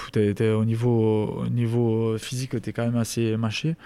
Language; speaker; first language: French; native; French